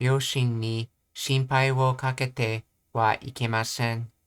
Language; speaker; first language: Japanese; non-native, learner; English